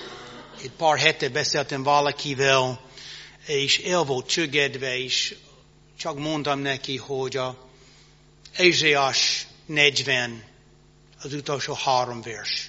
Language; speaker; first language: Hungarian; non-native, fluent; English